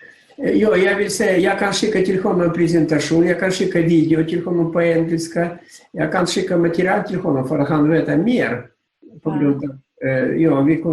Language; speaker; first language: Swedish; non-native, learner; Russian